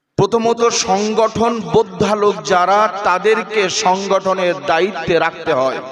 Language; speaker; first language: Bangla; native; Bangla